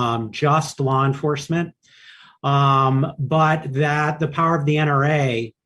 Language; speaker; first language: English; native; English